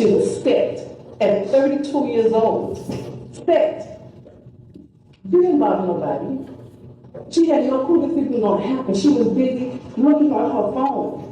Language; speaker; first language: English; native; English